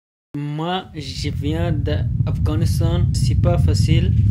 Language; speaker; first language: French; non-native, learner; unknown